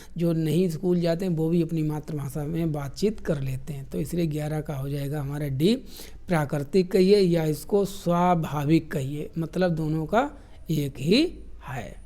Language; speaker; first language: Hindi; native; Hindi